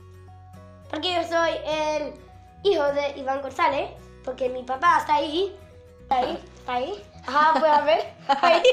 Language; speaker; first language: Spanish; early bilingual, heritage; Spanish